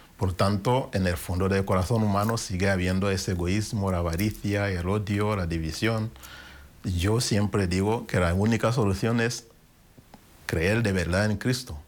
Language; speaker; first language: Spanish; non-native, fluent; Kinyarwanda